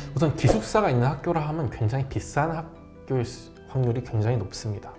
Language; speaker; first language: Korean; native; Korean